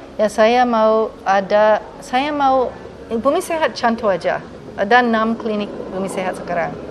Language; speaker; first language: Indonesian; non-native, fluent; English